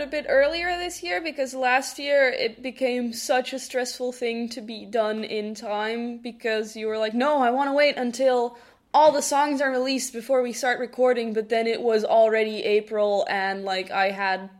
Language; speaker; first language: English; non-native, fluent; Dutch